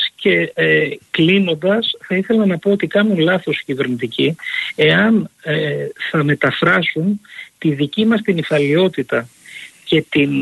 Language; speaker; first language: Greek; native; Greek